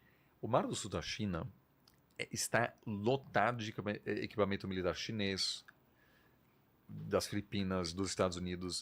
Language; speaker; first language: Portuguese; non-native, fluent; German